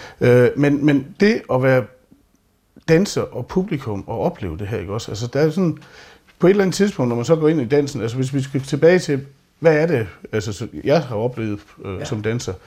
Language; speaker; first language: Danish; native; Danish